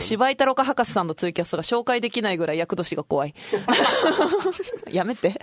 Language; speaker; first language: Japanese; native; Japanese